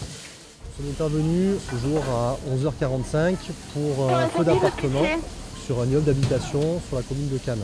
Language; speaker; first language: French; native; French